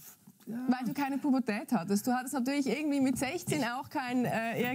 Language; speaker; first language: German; native; German